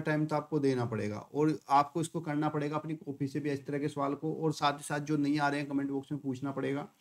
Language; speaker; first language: Hindi; native; Hindi